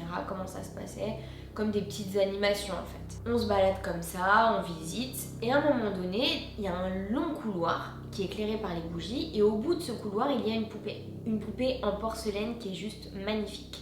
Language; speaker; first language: French; native; French